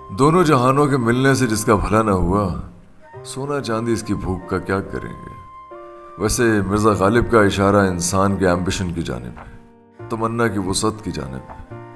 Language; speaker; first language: Urdu; non-native, local second language; Punjabi